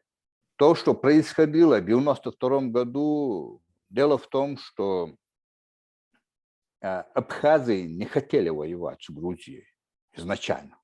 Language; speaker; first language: Russian; non-native, local second language; Chechen